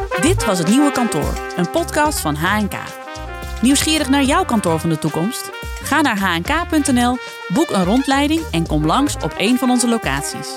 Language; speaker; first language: Dutch; native; Dutch